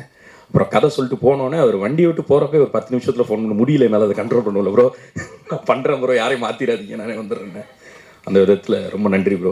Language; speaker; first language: Tamil; native; Tamil